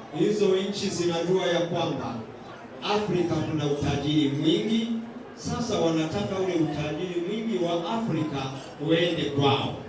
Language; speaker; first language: Swahili; non-native, local second language; Rundi